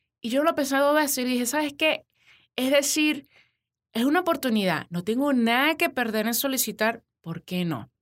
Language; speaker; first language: Spanish; native; Spanish